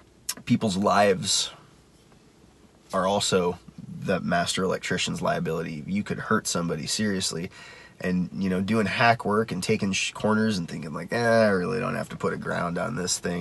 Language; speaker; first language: English; native; English